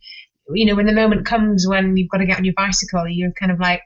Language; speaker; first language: English; native; English